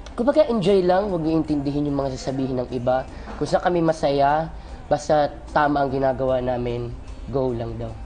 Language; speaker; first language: Filipino; native; Filipino